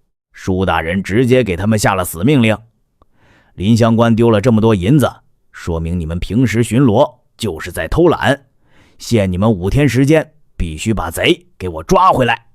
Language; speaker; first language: Chinese; native; Chinese